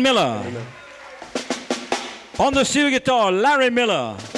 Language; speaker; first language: English; early bilingual, other home language; French